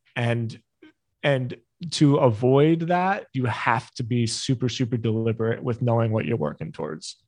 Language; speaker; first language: English; native; English